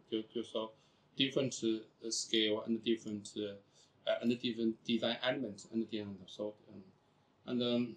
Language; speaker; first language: English; non-native, learner; Chinese